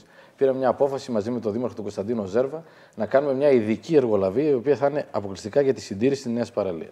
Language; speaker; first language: Greek; native; Greek